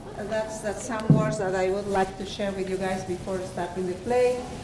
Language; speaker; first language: English; non-native, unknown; Quechua